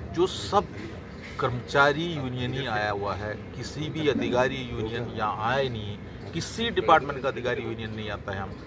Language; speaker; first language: Hindi; non-native, local second language; Malayalam